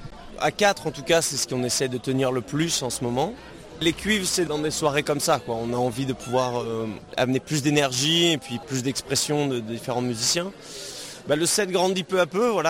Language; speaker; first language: French; native; French